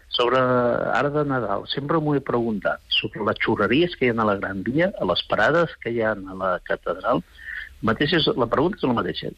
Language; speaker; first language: Catalan; native; Catalan